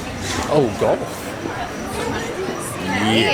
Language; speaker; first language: English; native; English